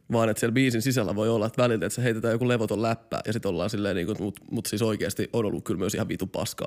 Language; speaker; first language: Finnish; native; Finnish